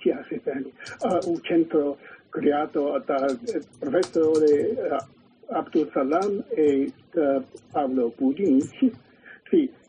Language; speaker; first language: Italian; non-native, learner; Chinese